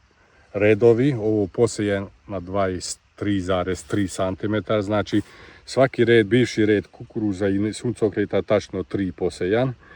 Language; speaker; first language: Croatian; non-native, local second language; Hungarian